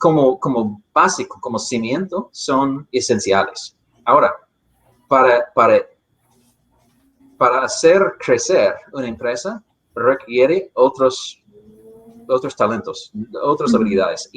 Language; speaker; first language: Spanish; non-native, fluent; English